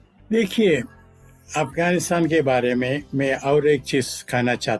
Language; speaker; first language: Hindi; non-native, fluent; Malayalam